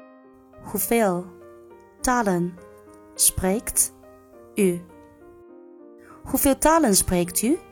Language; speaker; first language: Dutch; non-native, learner; Chinese